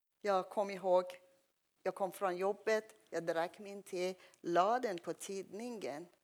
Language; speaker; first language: Swedish; non-native, fluent; Persian